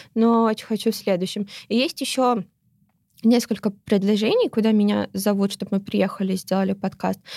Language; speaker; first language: Russian; native; Russian